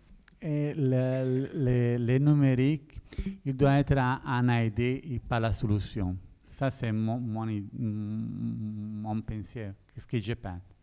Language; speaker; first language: French; non-native, learner; Italian